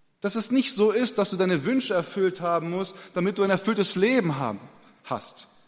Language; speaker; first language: German; native; German